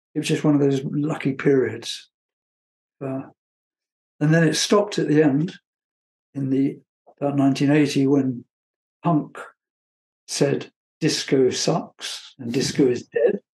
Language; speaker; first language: English; native; English